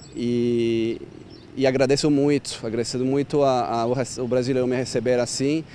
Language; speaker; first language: Portuguese; non-native, fluent; French